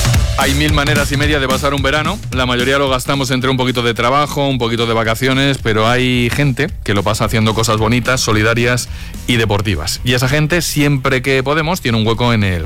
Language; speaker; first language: Spanish; native; Spanish